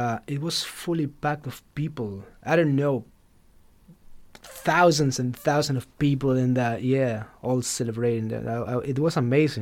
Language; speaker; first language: English; non-native, fluent; Spanish